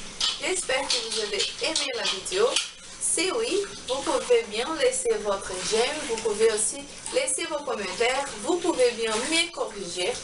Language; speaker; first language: French; non-native, learner; Portuguese